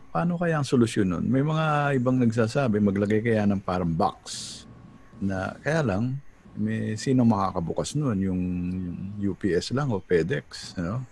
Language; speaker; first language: Filipino; native; Filipino